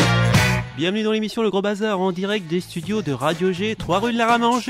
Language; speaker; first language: French; native; French